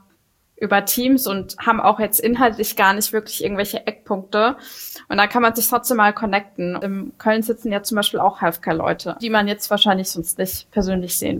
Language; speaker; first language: German; native; German